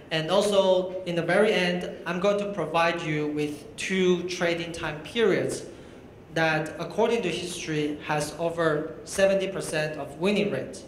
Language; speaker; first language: English; non-native, fluent; Chinese